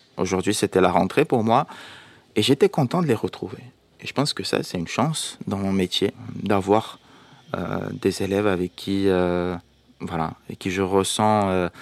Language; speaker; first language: French; non-native, local second language; Arabic